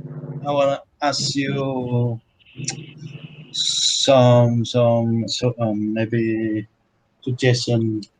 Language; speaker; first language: English; non-native, learner; Indonesian